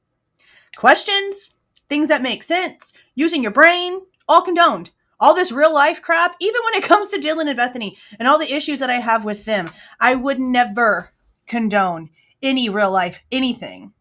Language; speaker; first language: English; native; English